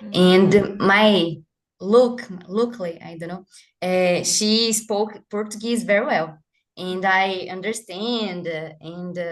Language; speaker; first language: English; non-native, learner; Portuguese